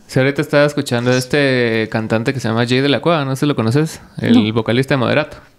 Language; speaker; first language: Spanish; native; Spanish